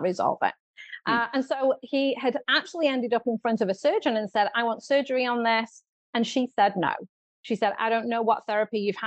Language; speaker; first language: English; native; English